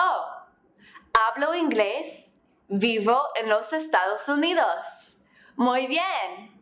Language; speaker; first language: Spanish; non-native, fluent; English